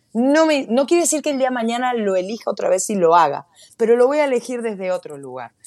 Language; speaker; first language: Spanish; native; Spanish